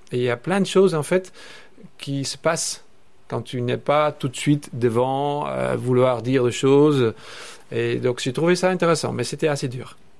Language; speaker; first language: French; non-native, fluent; Dutch